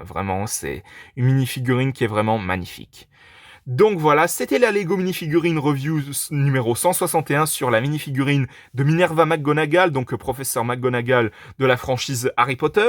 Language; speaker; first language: French; native; French